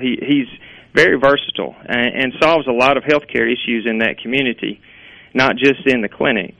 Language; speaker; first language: English; native; English